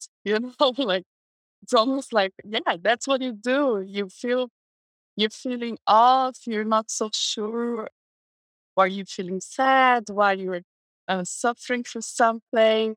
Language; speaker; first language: English; non-native, fluent; Portuguese